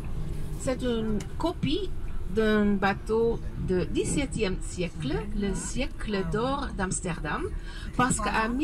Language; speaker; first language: French; non-native, fluent; Dutch